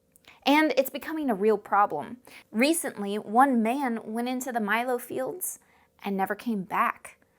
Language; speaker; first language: English; native; English